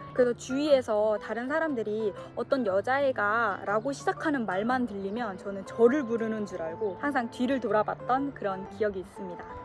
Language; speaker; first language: Korean; early bilingual, heritage; Korean